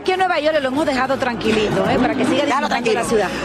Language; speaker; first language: Spanish; native; Spanish